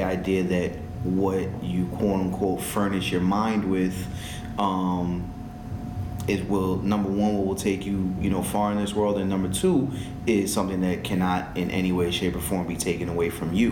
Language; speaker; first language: English; early bilingual, other home language; French